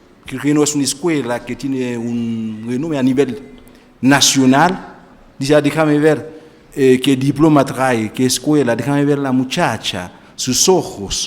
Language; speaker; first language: Spanish; non-native, fluent; Haitian Creole